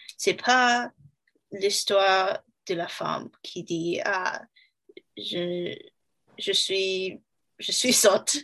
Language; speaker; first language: French; non-native, learner; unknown